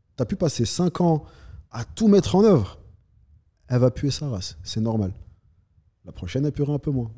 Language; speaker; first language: French; native; French